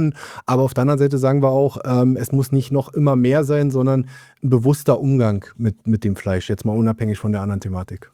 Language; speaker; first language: German; native; German